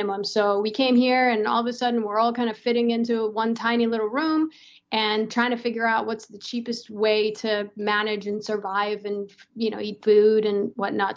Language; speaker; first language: English; non-native, fluent; Persian